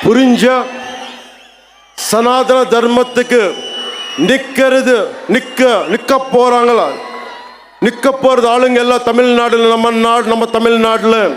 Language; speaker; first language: Tamil; non-native, local second language; Telugu